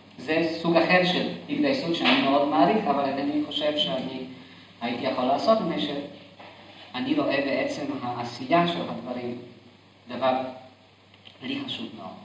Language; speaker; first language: Hebrew; non-native, fluent; Yiddish